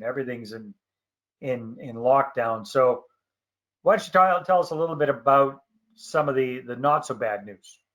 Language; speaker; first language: English; native; English